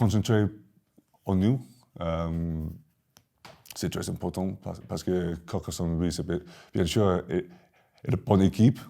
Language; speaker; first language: French; non-native, learner; English